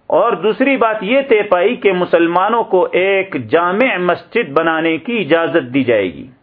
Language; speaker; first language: Urdu; native; Urdu